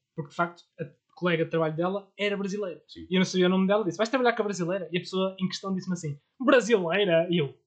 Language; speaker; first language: Portuguese; native; Portuguese